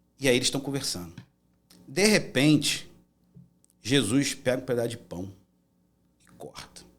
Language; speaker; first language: Portuguese; native; Portuguese